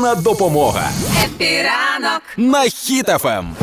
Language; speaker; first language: Ukrainian; native; Ukrainian